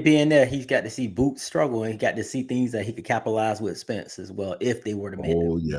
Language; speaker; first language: English; native; English